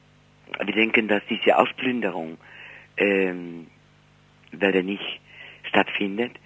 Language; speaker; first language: German; non-native, fluent; Spanish